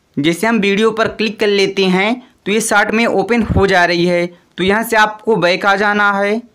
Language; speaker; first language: Hindi; native; Hindi